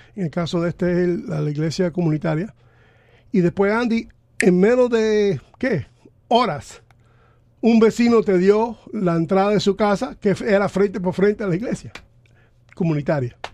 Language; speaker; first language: Spanish; early bilingual, heritage; Spanish